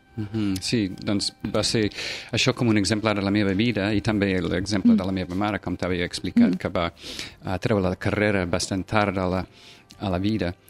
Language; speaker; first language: Catalan; non-native, fluent; English